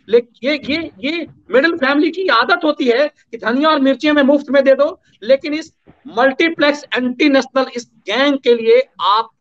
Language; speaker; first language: Hindi; native; Hindi